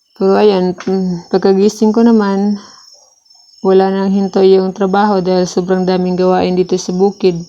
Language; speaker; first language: Filipino; non-native, local second language; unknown